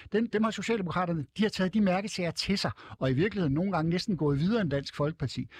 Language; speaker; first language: Danish; native; Danish